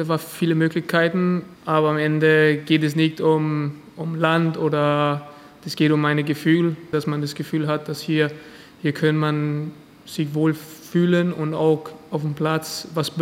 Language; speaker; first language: German; non-native, fluent; Danish